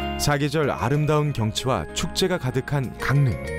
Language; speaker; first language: Korean; native; Korean